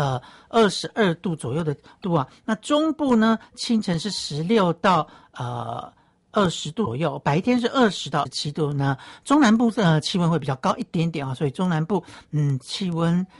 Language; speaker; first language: Chinese; native; Chinese